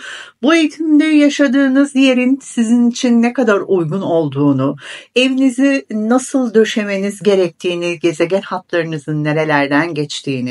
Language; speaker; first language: Turkish; native; Turkish